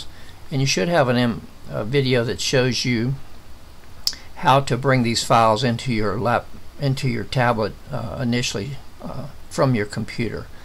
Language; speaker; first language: English; native; English